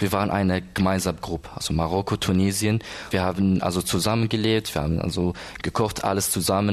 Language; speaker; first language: German; non-native, learner; Arabic